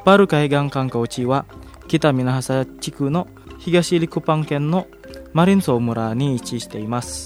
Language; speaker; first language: Japanese; non-native, fluent; Indonesian